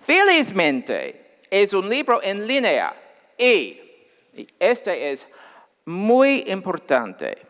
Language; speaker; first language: Spanish; non-native, fluent; English